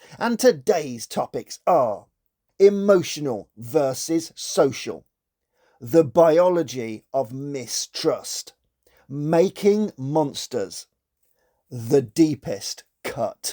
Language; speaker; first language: English; native; English